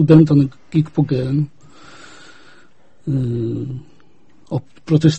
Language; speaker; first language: Danish; non-native, fluent; Polish